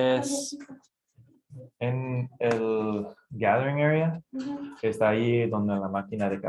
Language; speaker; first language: Spanish; non-native, fluent; English